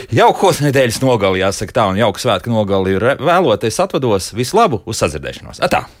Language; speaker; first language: Latvian; native; Latvian